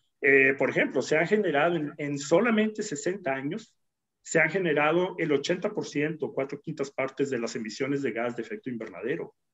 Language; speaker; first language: Spanish; native; Spanish